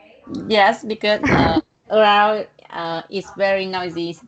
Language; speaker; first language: English; non-native, learner; Vietnamese